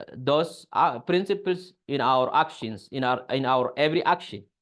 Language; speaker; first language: English; non-native, local second language; Amharic